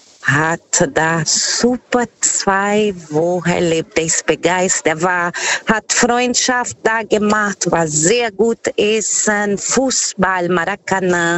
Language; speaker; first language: German; non-native, fluent; Portuguese